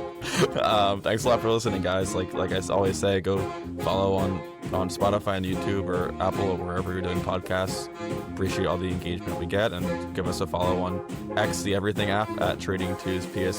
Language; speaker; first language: English; native; English